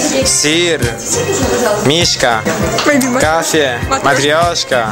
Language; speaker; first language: Russian; non-native, learner; Italian